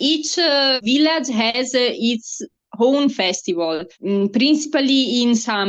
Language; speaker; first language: English; non-native, learner; Italian